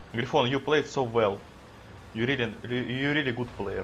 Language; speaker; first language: English; non-native, learner; Russian